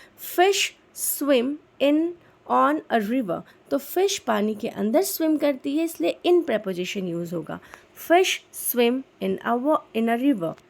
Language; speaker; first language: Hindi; native; Hindi